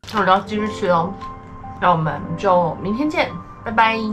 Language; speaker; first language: Chinese; native; Chinese